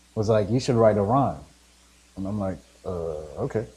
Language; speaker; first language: English; native; English